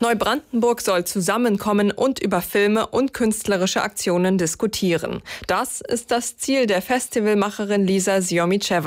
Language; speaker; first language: German; native; German